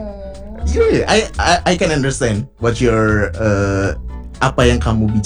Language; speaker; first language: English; non-native, learner; Indonesian